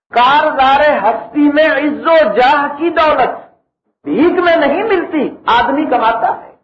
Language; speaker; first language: Urdu; native; Urdu